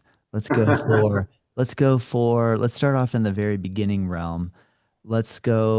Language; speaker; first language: English; native; English